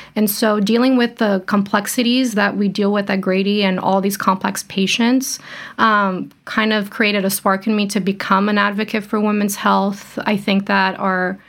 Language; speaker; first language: English; early bilingual, other home language; Portuguese